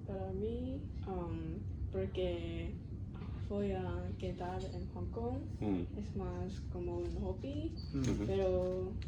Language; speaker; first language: Spanish; non-native, learner; Cantonese